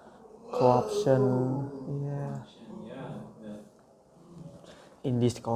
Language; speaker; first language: English; non-native, learner; Indonesian